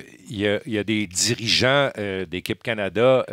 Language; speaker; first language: French; native; French